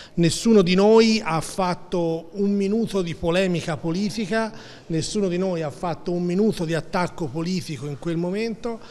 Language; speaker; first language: Italian; native; Italian